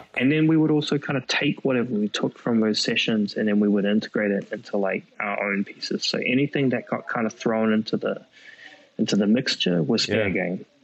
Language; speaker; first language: English; native; English